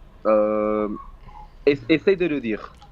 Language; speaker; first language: French; non-native, fluent; Portuguese